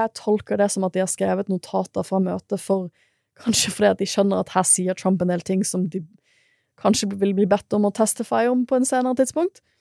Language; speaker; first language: Norwegian; native; Norwegian